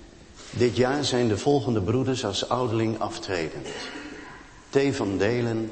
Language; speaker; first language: Dutch; native; Dutch